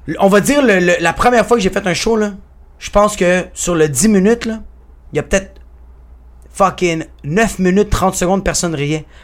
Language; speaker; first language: French; early bilingual, other home language; Spanish